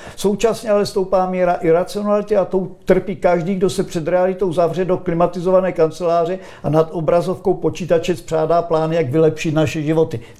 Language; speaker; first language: Czech; native; Czech